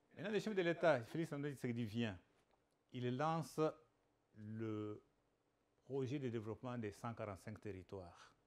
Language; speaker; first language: French; non-native, local second language; Lingala